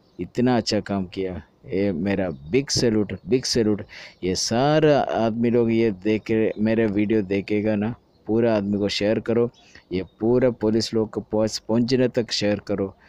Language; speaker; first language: Hindi; non-native, local second language; Malayalam